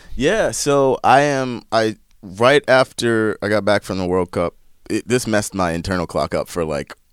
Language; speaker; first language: English; native; English